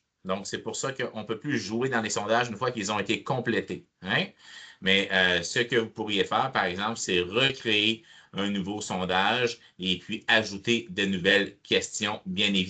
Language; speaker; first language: French; native; French